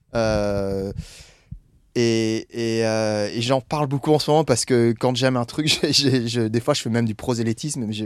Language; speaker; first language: French; non-native, fluent; English